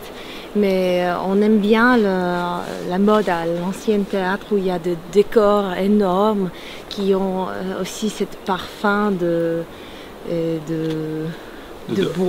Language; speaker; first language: French; non-native, fluent; Polish